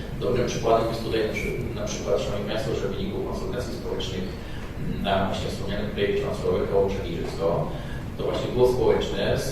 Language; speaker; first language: Polish; native; Polish